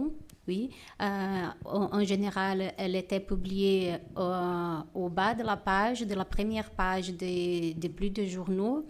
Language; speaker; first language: French; non-native, fluent; Portuguese